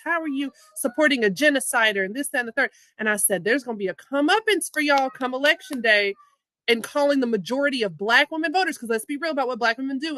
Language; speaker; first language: English; native; English